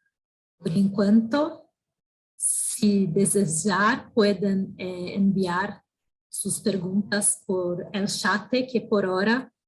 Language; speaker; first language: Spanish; non-native, fluent; Portuguese